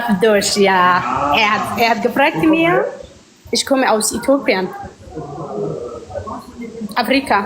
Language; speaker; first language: German; non-native, learner; Oromo